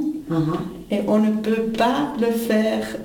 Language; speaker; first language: French; non-native, fluent; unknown